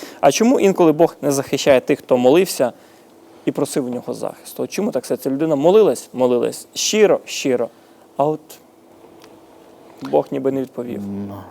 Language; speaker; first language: Ukrainian; native; Ukrainian